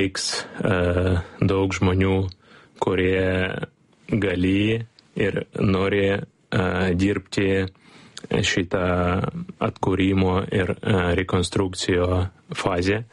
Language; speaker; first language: Lithuanian; non-native, learner; Ukrainian